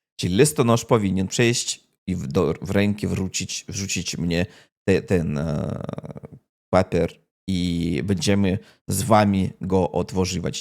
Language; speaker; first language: Polish; non-native, learner; Russian